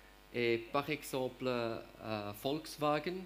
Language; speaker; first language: French; non-native, learner; German